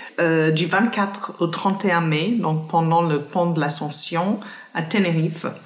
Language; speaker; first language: French; non-native, fluent; English